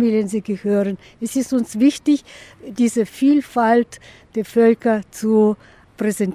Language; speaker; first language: German; non-native, fluent; Russian